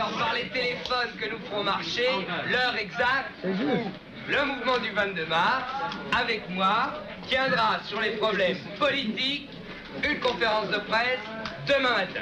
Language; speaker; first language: French; early bilingual, other home language; German